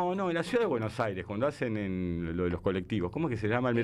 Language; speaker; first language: Spanish; native; Spanish